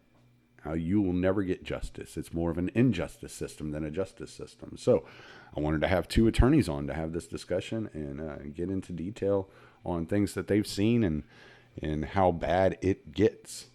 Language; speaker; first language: English; native; English